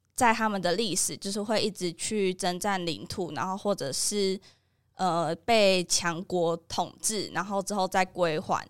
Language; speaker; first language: Chinese; native; Chinese